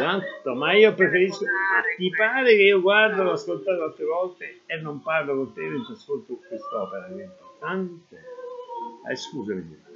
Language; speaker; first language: Italian; native; Italian